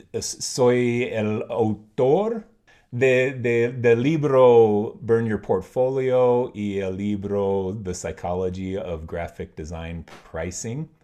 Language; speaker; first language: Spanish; non-native, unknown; English